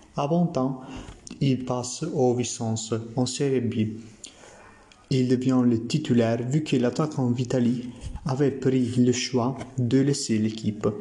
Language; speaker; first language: French; non-native, learner; Italian